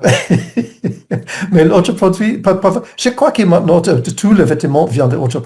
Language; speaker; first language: French; non-native, learner; English